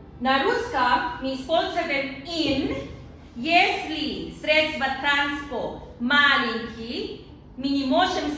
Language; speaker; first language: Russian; non-native, learner; Filipino